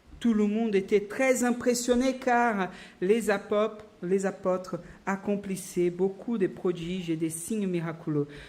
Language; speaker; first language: French; non-native, fluent; Portuguese